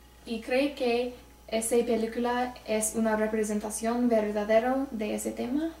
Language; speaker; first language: Spanish; non-native, learner; English